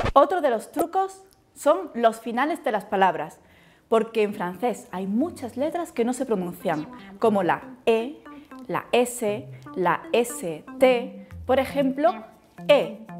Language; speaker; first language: Spanish; native; Spanish